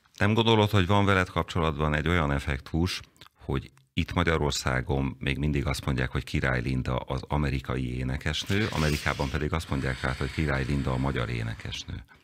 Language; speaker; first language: Hungarian; native; Hungarian